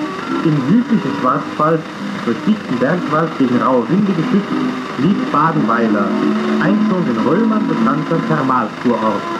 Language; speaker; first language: German; native; German